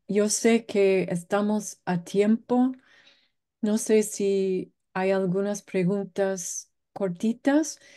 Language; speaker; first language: Spanish; non-native, fluent; English